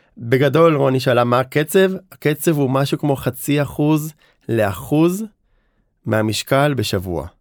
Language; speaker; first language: Hebrew; native; Hebrew